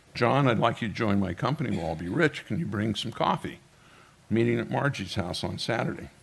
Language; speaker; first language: English; native; English